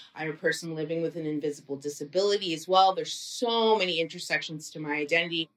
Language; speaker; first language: English; native; English